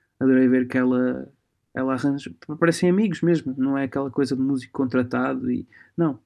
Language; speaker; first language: Portuguese; early bilingual, other home language; Romanian